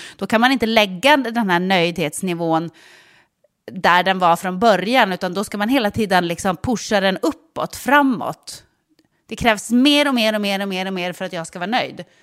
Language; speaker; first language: Swedish; native; Swedish